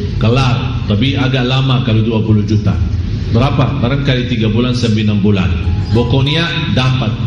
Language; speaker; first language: Malay; non-native, fluent; Arabic